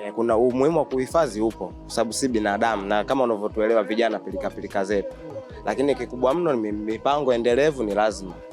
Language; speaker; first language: Swahili; native; Swahili